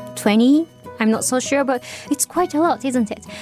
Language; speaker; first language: English; non-native, fluent; Japanese